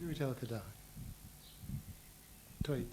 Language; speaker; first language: Dutch; non-native, learner; English